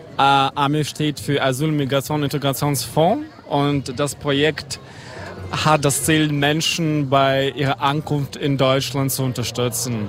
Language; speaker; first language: German; non-native, fluent; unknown